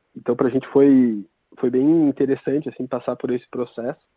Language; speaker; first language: Portuguese; native; Portuguese